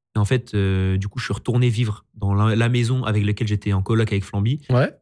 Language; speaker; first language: French; native; French